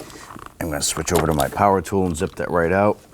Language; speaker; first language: English; native; English